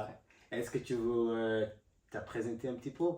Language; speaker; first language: French; non-native, learner; Portuguese